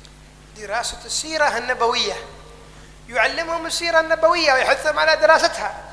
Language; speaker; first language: Arabic; native; Arabic